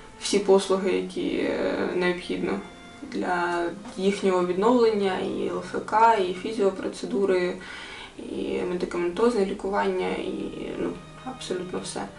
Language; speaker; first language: Ukrainian; native; Ukrainian